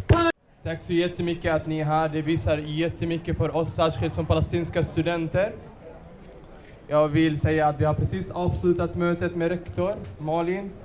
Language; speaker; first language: Swedish; non-native, fluent; Arabic